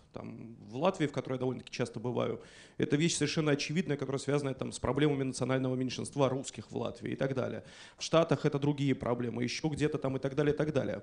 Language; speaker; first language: Russian; native; Russian